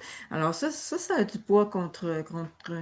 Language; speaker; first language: French; native; French